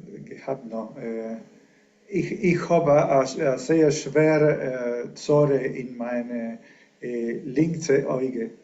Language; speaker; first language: German; non-native, learner; Spanish